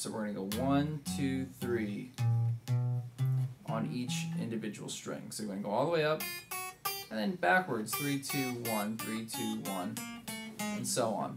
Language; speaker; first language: English; native; English